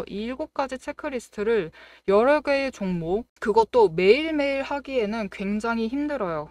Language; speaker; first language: Korean; native; Korean